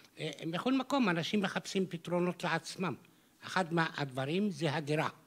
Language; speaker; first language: Hebrew; non-native, local second language; Arabic